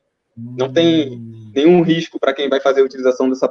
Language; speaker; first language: Portuguese; native; Portuguese